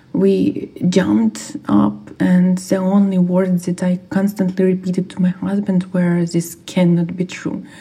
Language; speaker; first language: English; non-native, fluent; Ukrainian